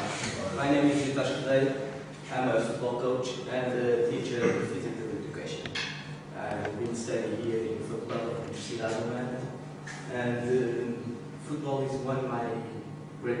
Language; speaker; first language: English; non-native, learner; Portuguese